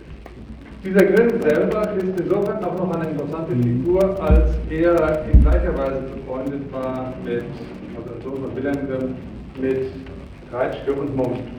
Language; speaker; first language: German; native; German